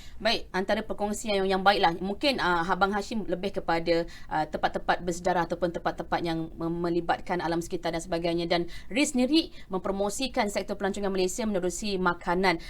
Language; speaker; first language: Malay; native; Malay